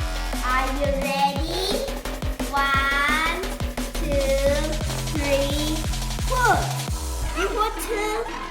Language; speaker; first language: English; non-native, learner; Vietnamese